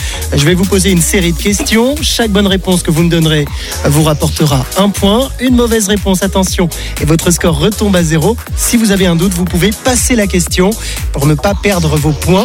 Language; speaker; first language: French; native; French